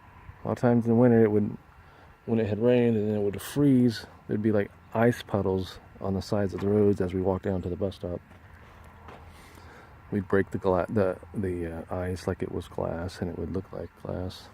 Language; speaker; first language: English; native; English